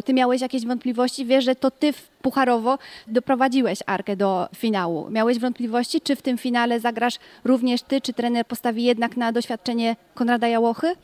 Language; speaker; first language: Polish; native; Polish